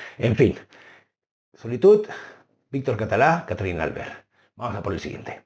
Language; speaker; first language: Spanish; native; Spanish